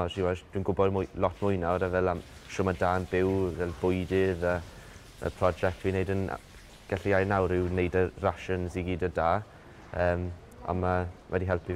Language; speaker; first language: Welsh; native; Welsh